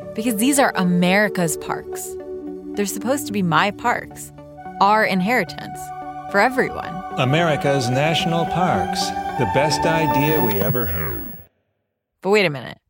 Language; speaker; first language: English; early bilingual, other home language; Urdu